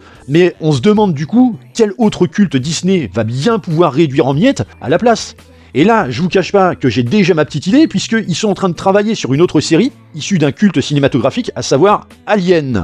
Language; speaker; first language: French; native; French